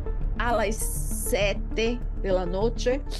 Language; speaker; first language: Spanish; non-native, learner; Portuguese